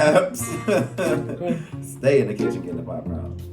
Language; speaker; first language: English; native; English